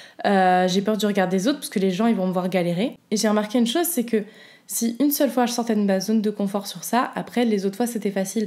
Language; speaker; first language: French; native; French